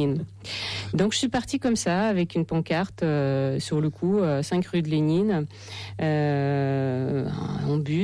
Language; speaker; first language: French; non-native, fluent; Russian